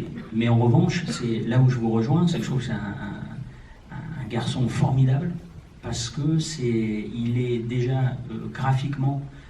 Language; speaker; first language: French; native; French